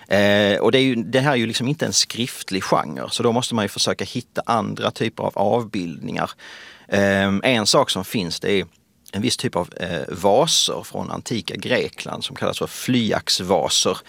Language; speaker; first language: Swedish; native; Swedish